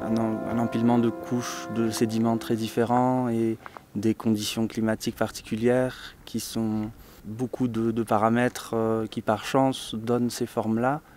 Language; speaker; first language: French; native; French